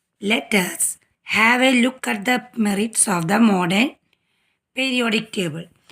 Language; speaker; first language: English; non-native, local second language; Malayalam